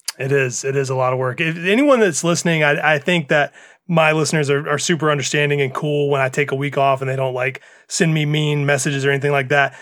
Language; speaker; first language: English; native; English